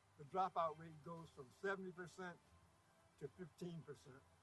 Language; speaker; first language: English; native; English